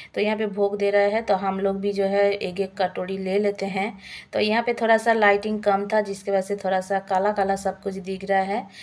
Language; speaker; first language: Hindi; non-native, local second language; Odia